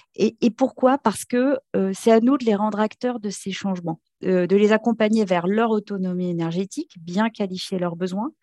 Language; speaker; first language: French; native; French